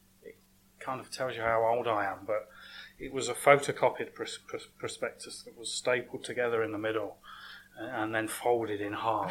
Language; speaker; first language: English; native; English